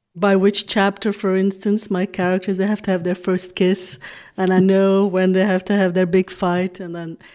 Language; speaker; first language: English; non-native, fluent; Dutch